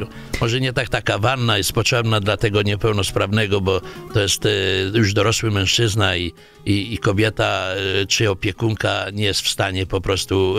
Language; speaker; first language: Polish; native; Polish